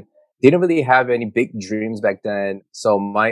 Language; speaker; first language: English; non-native, fluent; Korean